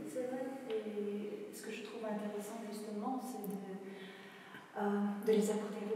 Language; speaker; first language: French; non-native, fluent; Polish